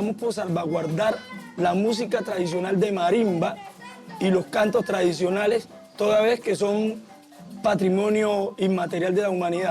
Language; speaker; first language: Spanish; native; Spanish